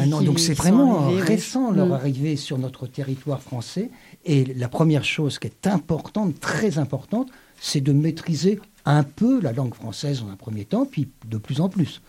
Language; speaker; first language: French; native; French